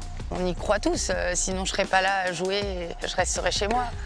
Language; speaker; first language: French; native; French